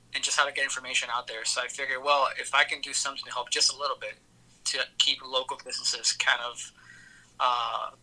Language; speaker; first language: English; early bilingual, other home language; Spanish